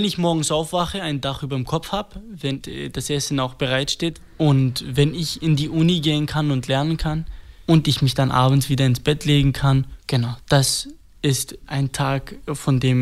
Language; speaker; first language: German; non-native, fluent; Kurdish